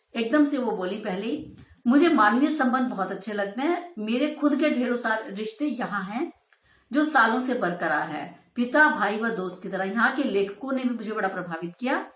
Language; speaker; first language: Hindi; native; Hindi